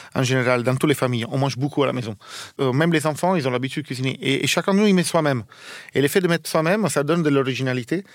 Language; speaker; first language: French; non-native, fluent; Italian